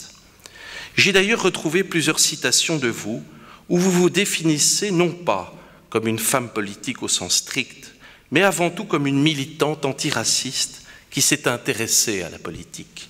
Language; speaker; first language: French; native; French